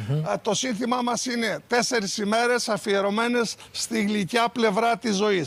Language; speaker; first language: Greek; native; Greek